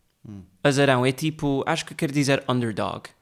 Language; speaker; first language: Portuguese; early bilingual, heritage; Portuguese